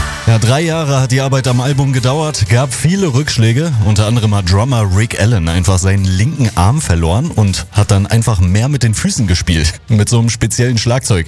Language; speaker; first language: German; native; German